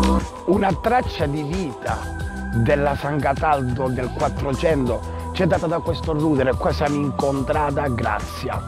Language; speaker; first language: Italian; native; Italian